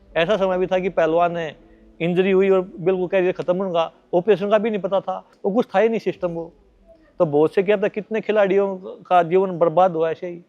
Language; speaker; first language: Hindi; native; Hindi